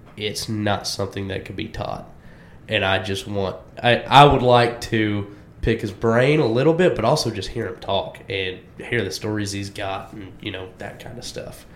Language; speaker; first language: English; native; English